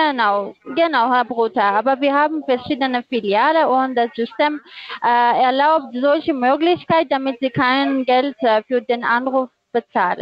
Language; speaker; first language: German; non-native, fluent; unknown